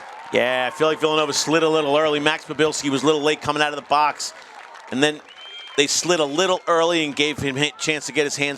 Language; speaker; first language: English; native; English